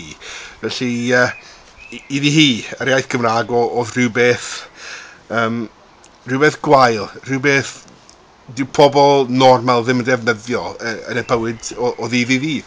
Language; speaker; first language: Welsh; non-native, local second language; English